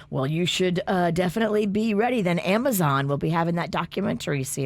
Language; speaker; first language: English; native; English